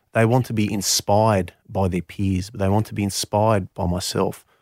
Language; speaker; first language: English; non-native, local second language; Greek